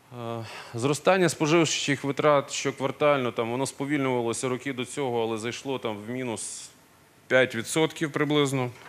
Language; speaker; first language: Ukrainian; non-native, local second language; Russian